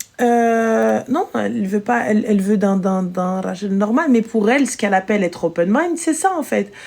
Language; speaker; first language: French; native; French